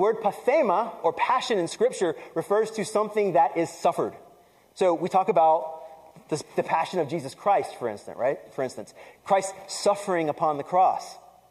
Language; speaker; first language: English; native; English